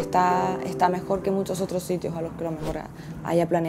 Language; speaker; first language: Spanish; native; Spanish